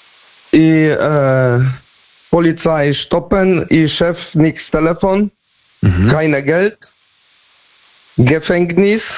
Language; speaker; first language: German; non-native, learner; Polish